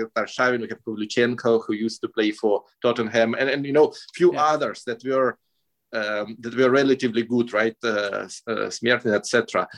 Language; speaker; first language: English; non-native, fluent; Russian